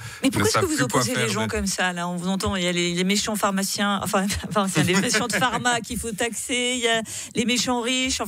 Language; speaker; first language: French; native; French